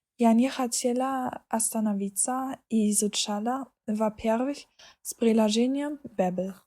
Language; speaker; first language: Russian; non-native, learner; German